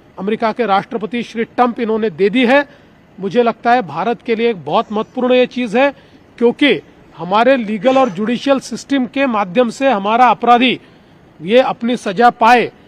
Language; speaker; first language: Hindi; non-native, local second language; Marathi